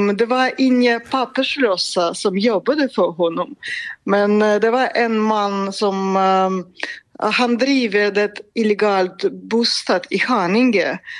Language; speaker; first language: Swedish; non-native, fluent; Russian